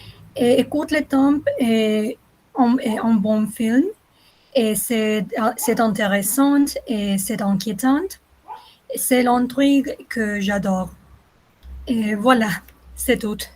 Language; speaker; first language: French; non-native, learner; Spanish